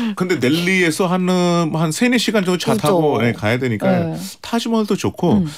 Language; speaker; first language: Korean; non-native, fluent; Hindi